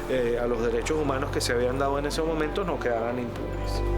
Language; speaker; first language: Spanish; native; Spanish